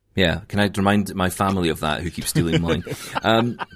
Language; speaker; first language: English; native; English